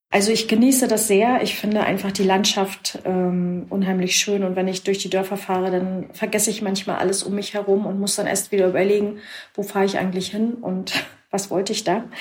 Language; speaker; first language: German; native; German